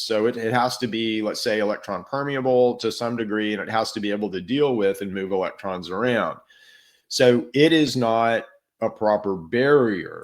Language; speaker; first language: English; native; English